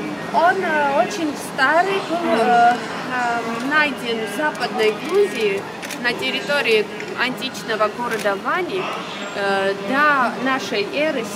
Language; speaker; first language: Russian; non-native, fluent; Georgian